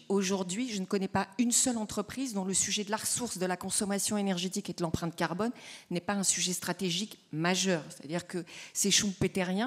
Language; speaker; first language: French; native; French